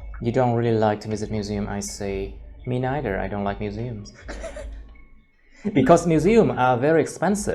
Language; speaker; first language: English; non-native, fluent; Vietnamese